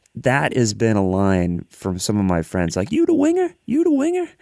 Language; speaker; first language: English; native; English